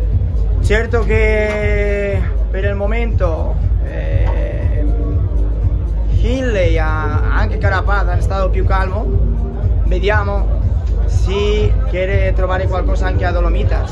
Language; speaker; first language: Italian; non-native, learner; Spanish